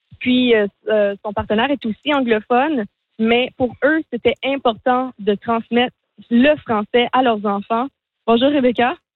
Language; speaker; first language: French; native; French